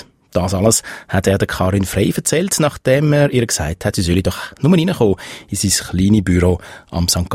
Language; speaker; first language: German; native; German